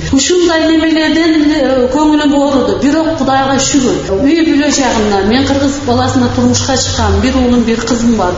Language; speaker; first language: Kyrgyz; non-native, local second language; Karachay-Balkar